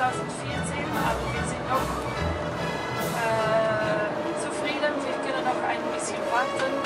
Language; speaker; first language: German; non-native, fluent; Norwegian